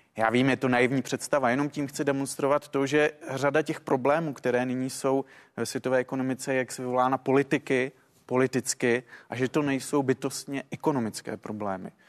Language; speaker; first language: Czech; native; Czech